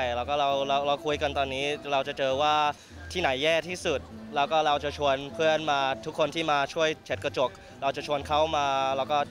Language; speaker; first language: Thai; early bilingual, heritage; Thai